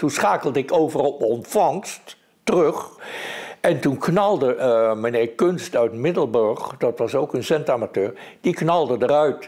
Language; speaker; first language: Dutch; native; Dutch